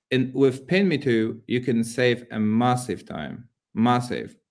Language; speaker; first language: English; non-native, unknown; Polish